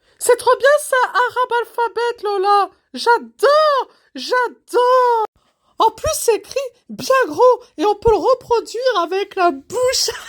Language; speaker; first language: French; native; French